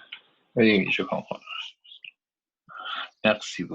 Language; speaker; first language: French; non-native, learner; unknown